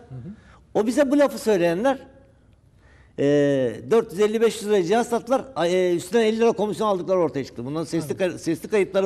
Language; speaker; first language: Turkish; native; Turkish